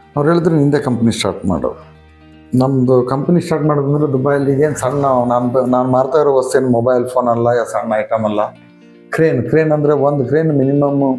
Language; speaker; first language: Kannada; native; Kannada